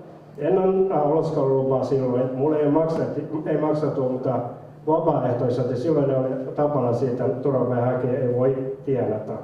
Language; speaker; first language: Finnish; non-native, fluent; Somali